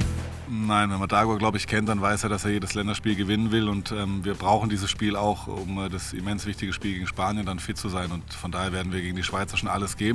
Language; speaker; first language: German; native; German